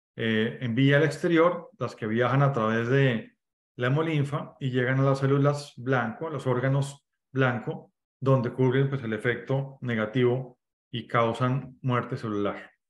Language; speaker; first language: Spanish; native; Spanish